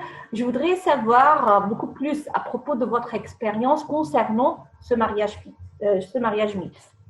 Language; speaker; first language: French; non-native, fluent; Arabic